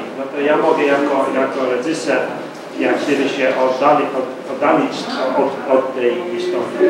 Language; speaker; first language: Polish; early bilingual, heritage; Polish